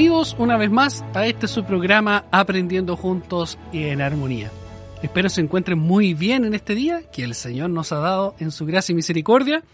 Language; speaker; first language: Spanish; native; Spanish